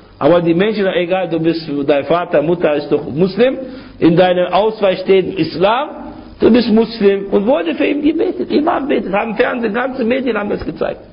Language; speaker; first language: German; non-native, fluent; Arabic